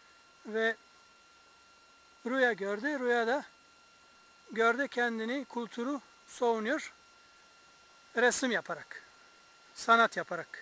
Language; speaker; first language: Turkish; non-native, fluent; English